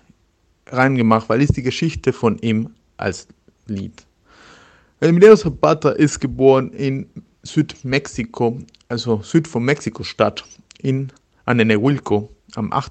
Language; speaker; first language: German; non-native, learner; Spanish